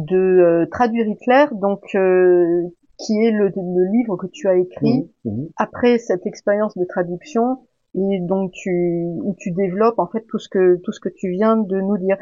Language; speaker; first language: French; native; French